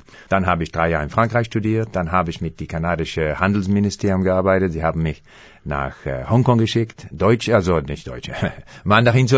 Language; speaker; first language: German; non-native, fluent; English